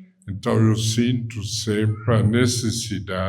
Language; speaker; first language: Portuguese; non-native, fluent; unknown